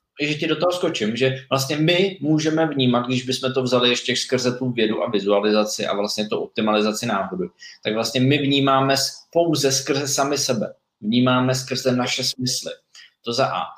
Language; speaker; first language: Czech; native; Czech